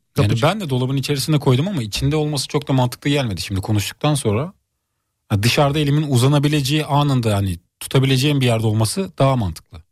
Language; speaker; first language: Turkish; native; Turkish